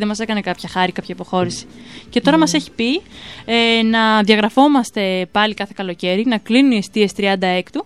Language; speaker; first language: Greek; native; Greek